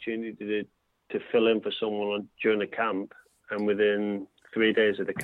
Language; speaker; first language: English; native; English